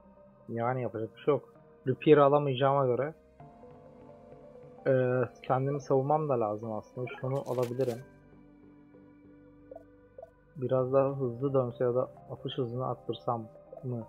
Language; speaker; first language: Turkish; native; Turkish